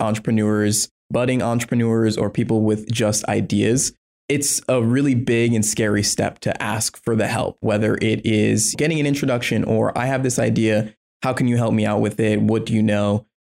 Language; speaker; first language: English; native; English